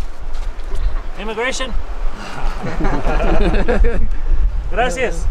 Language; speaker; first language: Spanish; non-native, learner; English